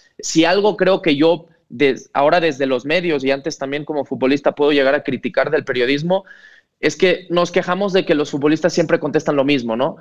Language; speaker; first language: Spanish; non-native, local second language; Catalan